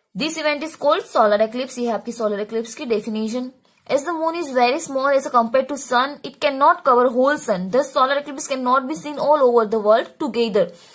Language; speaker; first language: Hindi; non-native, local second language; Gujarati